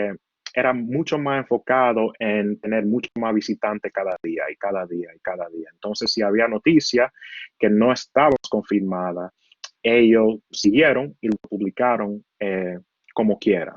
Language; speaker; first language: Spanish; early bilingual, heritage; Spanish